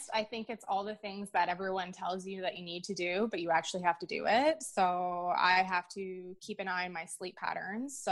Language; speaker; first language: English; native; English